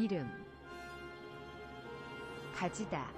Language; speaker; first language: Korean; non-native, learner; English